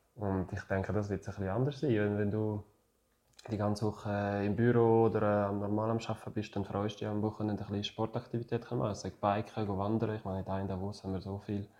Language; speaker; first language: German; non-native, fluent; French